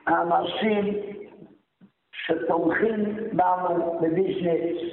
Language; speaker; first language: Hebrew; non-native, fluent; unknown